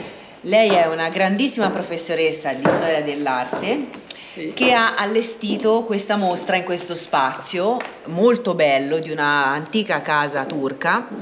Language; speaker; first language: Italian; native; Italian